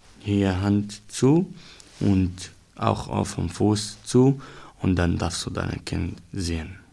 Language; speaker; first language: German; non-native, learner; Arabic